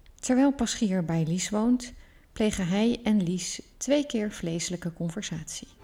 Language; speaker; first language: Dutch; native; Dutch